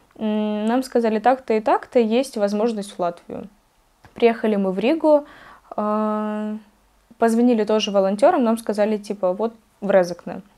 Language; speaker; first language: Russian; native; Russian